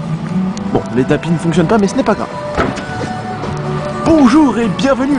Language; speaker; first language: French; native; French